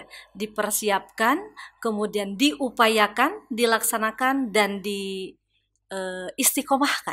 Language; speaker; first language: Indonesian; native; Indonesian